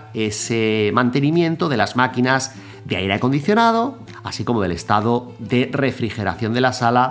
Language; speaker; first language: Spanish; native; Spanish